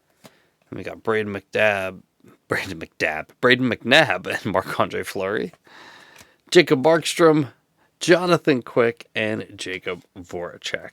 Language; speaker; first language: English; native; English